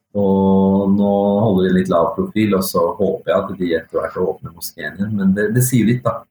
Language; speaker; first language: Norwegian; early bilingual, other home language; Urdu